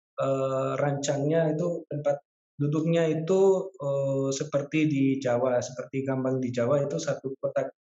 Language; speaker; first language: Indonesian; non-native, fluent; Spanish